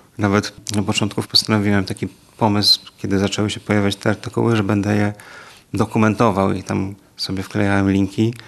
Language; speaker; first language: Polish; native; Polish